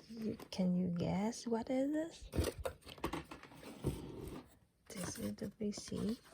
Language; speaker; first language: English; non-native, learner; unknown